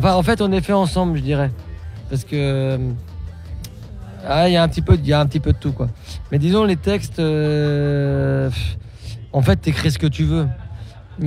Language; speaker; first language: French; native; French